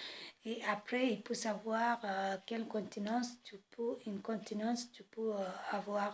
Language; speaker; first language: French; non-native, fluent; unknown